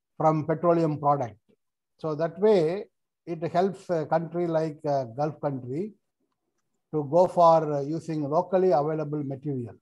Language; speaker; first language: English; non-native, local second language; Tamil